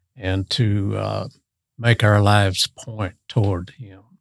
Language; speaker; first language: English; native; English